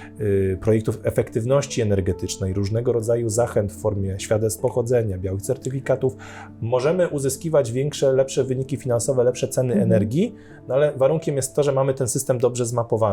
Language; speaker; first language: Polish; native; Polish